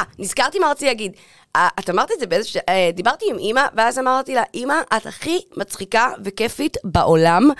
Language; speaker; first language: Hebrew; native; Hebrew